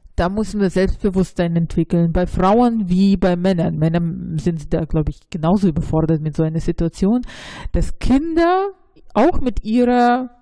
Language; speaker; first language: German; early bilingual, other home language; Russian